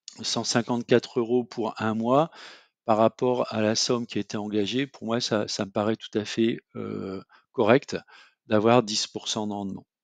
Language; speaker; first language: French; native; French